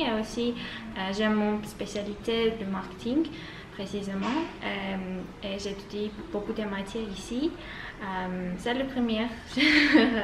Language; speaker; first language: French; non-native, learner; Armenian